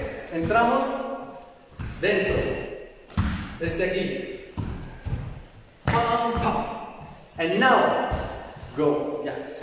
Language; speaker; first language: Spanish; non-native, fluent; Italian